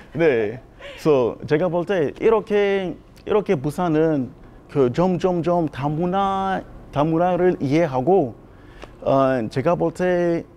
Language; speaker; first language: Korean; non-native, fluent; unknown